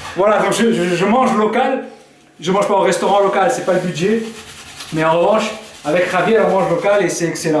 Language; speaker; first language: French; native; French